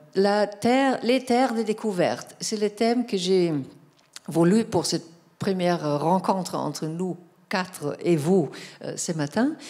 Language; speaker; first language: French; non-native, fluent; German